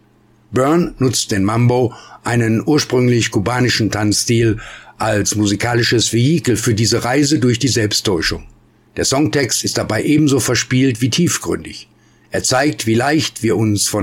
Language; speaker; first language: German; native; German